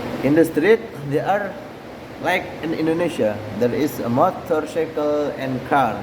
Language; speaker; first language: English; non-native, learner; Indonesian